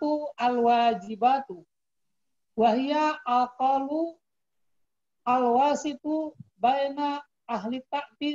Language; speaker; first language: Arabic; non-native, learner; Indonesian